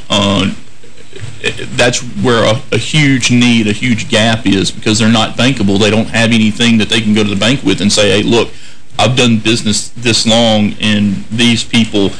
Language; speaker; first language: English; native; English